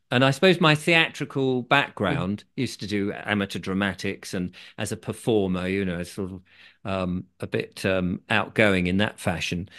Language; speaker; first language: English; native; English